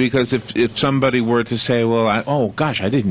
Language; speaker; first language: English; native; English